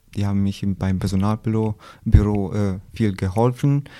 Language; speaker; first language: German; non-native, learner; Albanian